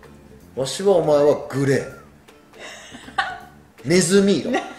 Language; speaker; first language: Japanese; native; Japanese